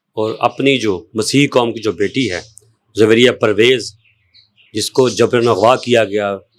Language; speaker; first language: Urdu; non-native, local second language; Punjabi